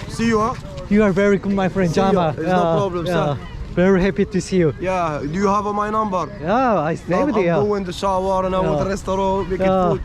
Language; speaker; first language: English; non-native, learner; Arabic